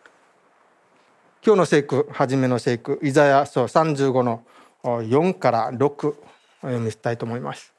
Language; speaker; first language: Japanese; native; Japanese